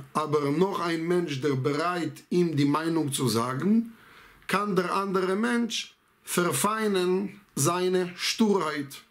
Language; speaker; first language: German; non-native, fluent; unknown